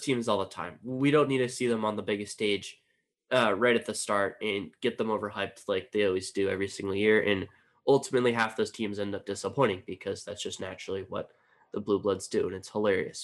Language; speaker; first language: English; native; English